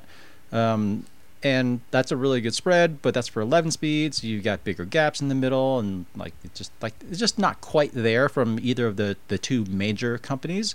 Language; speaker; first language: English; native; English